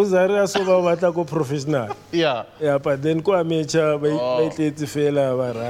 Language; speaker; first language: English; non-native, local second language; Southern Sotho